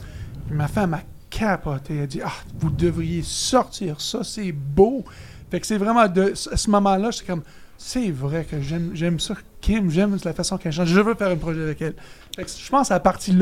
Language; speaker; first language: French; native; French